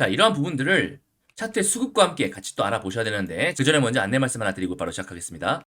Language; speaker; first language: Korean; native; Korean